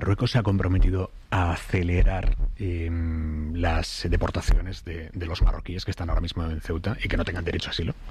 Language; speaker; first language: Spanish; native; Spanish